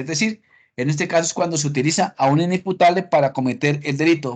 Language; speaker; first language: Spanish; native; Spanish